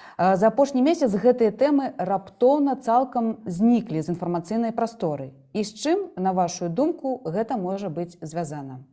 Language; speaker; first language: Belarusian; native; Belarusian